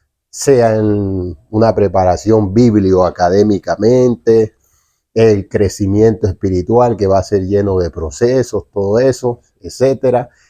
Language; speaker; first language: Spanish; native; Spanish